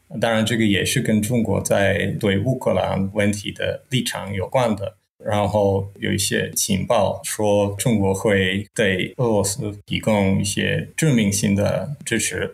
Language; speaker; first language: Chinese; non-native, fluent; Czech